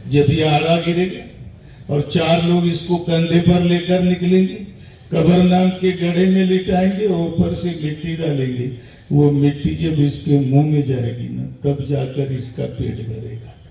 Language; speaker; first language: Hindi; non-native, local second language; Marathi